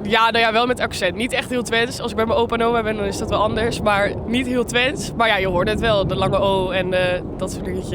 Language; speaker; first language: Dutch; native; Dutch